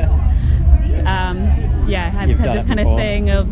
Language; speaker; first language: English; native; English